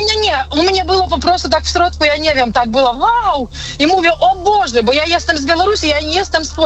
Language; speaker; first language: Polish; non-native, learner; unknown